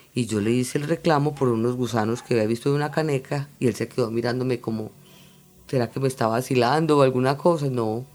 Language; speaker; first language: Spanish; native; Spanish